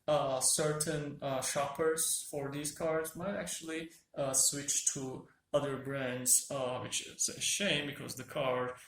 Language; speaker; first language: English; non-native, fluent; Turkish